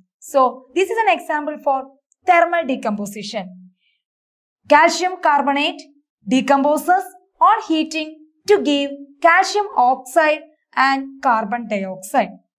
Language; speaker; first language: English; non-native, local second language; Malayalam